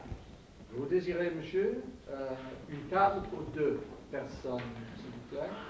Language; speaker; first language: French; non-native, fluent; English